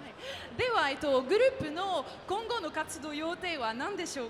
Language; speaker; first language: Japanese; non-native, fluent; French